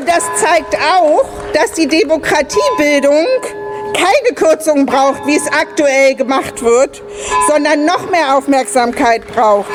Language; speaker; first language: German; native; German